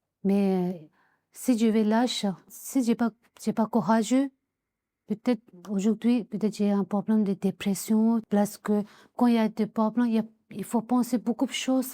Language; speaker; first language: French; non-native, learner; Tibetan